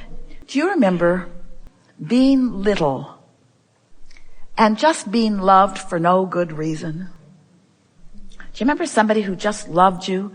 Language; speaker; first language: English; native; English